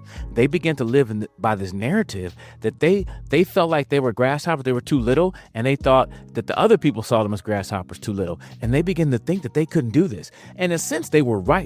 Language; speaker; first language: English; native; English